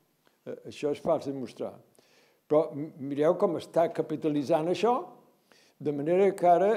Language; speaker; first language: Catalan; native; Catalan